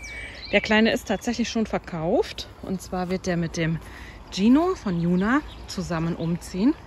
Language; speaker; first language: German; native; German